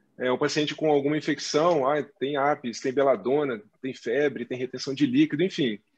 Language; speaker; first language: Portuguese; native; Portuguese